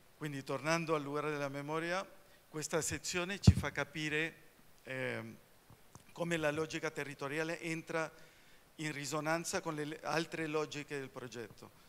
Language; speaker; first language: Italian; early bilingual, heritage; Spanish